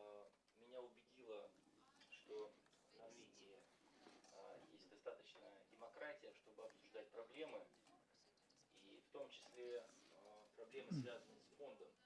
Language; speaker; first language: Russian; native; Russian